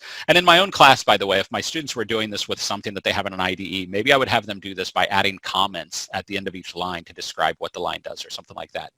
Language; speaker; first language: English; native; English